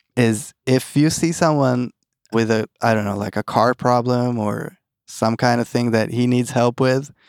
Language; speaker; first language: English; early bilingual, other home language; Hebrew